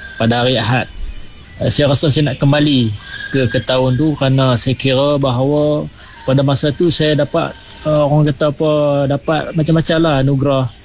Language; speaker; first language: Malay; native; Malay